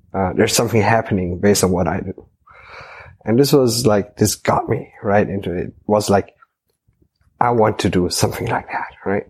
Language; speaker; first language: English; non-native, fluent; German